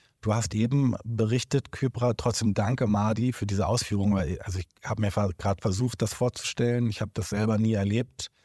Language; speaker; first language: German; native; German